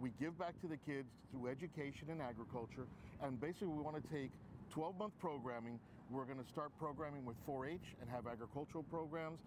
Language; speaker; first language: English; early bilingual, other home language; Spanish